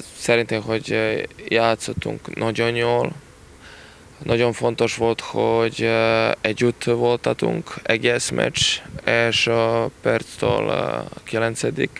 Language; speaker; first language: Hungarian; non-native, learner; Serbian